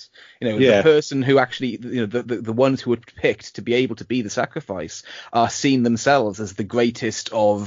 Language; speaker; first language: English; native; English